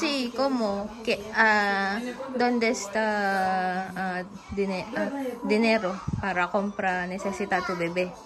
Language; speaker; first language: Spanish; non-native, learner; Filipino